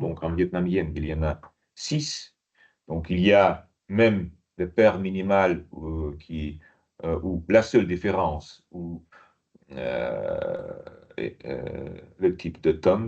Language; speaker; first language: French; non-native, fluent; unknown